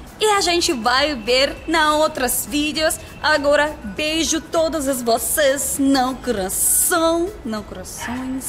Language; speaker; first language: Portuguese; non-native, learner; Russian